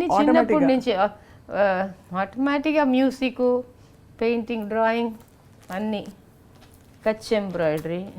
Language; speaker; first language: Telugu; non-native, local second language; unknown